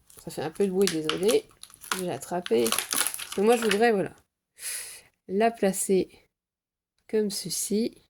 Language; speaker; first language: French; native; French